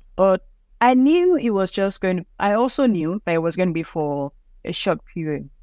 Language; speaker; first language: English; non-native, local second language; Yoruba